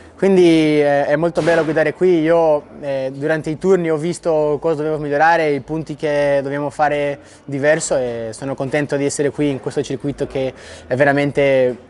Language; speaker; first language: Italian; non-native, fluent; Portuguese